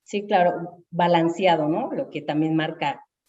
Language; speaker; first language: Spanish; native; Spanish